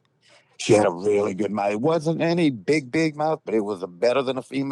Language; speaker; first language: English; native; English